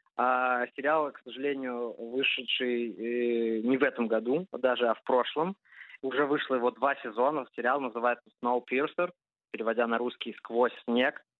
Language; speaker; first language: Russian; early bilingual, heritage; Russian